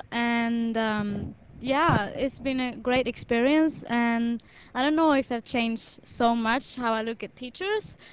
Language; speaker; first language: English; non-native, fluent; Swedish